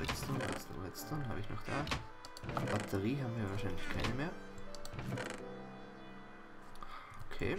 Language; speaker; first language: German; native; German